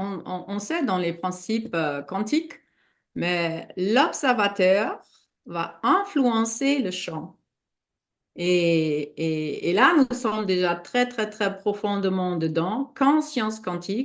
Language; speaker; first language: French; non-native, fluent; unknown